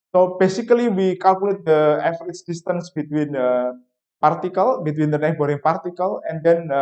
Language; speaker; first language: English; non-native, fluent; Indonesian